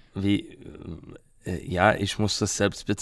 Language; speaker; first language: German; non-native, learner; English